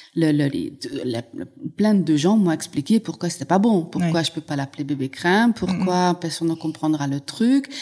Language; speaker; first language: French; non-native, fluent; Hungarian